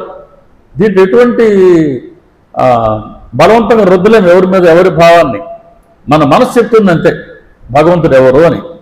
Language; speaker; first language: Telugu; native; Telugu